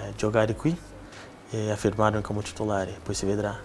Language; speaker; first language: Italian; non-native, learner; Portuguese